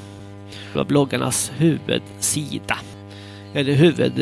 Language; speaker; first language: Swedish; native; Swedish